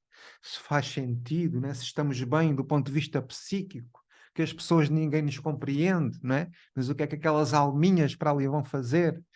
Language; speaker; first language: Portuguese; native; Portuguese